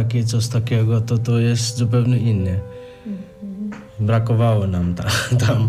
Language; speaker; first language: Polish; non-native, learner; Nepali